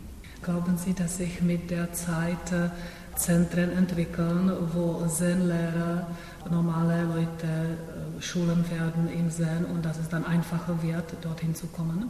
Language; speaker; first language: German; non-native, fluent; Czech